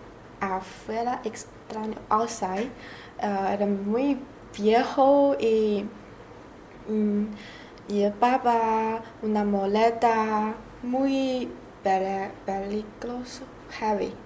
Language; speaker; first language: Spanish; non-native, learner; Chinese